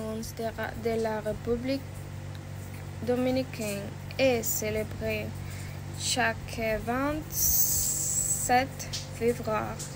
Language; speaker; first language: French; non-native, learner; Spanish